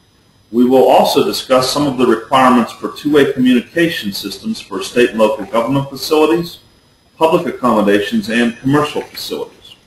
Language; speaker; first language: English; native; English